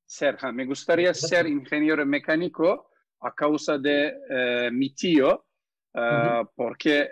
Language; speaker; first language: Spanish; non-native, learner; Turkish